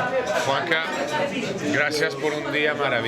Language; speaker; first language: Spanish; non-native, learner; French